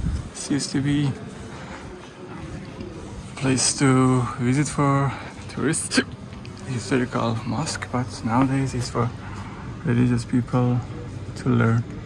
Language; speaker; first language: English; non-native, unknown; Persian